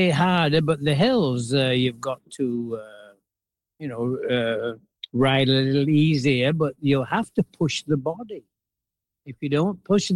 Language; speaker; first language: English; native; English